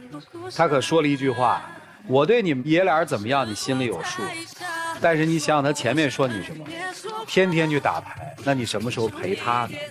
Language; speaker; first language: Chinese; native; Chinese